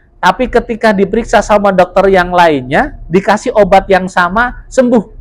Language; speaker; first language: Indonesian; non-native, local second language; Javanese